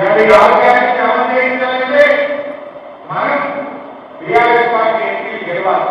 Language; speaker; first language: Telugu; native; Telugu